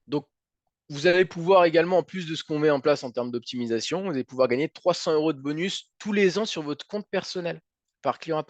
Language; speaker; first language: French; native; French